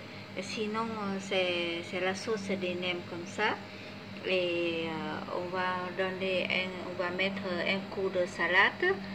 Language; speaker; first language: French; non-native, fluent; Vietnamese